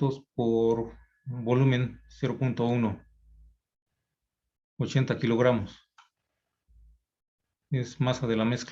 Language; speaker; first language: Spanish; native; Spanish